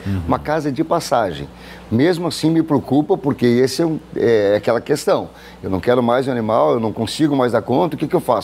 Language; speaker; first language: Portuguese; native; Portuguese